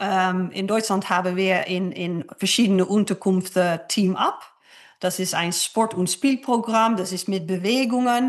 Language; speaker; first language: German; non-native, fluent; Dutch